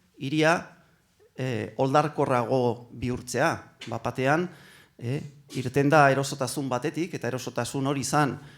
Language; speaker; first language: Basque; non-native, local second language; Spanish